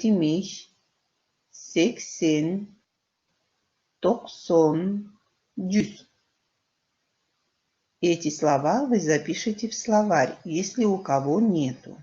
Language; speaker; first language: Russian; non-native, local second language; Kyrgyz